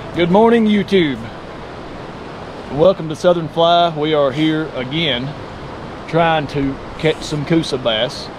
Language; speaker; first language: English; native; English